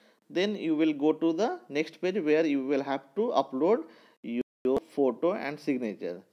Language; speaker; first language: English; non-native, local second language; Bangla